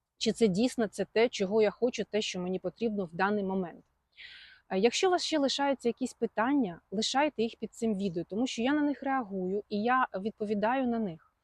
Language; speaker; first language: Ukrainian; non-native, local second language; Russian